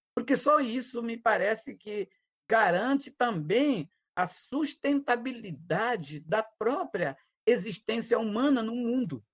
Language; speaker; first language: Portuguese; non-native, local second language; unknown